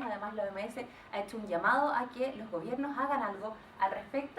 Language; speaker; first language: Spanish; native; Spanish